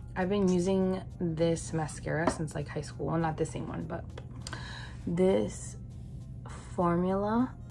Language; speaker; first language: English; native; English